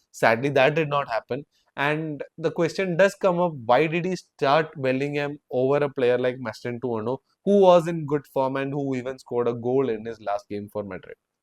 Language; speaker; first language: English; non-native, local second language; Malayalam